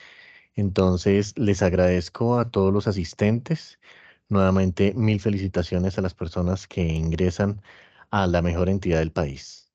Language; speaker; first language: Spanish; native; Spanish